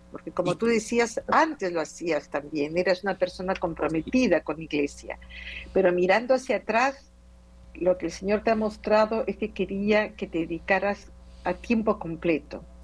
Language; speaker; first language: Spanish; native; Spanish